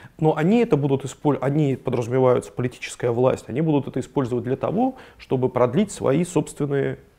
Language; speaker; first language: Russian; native; Russian